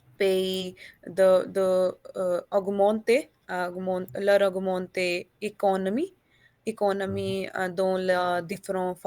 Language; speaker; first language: French; non-native, learner; Hindi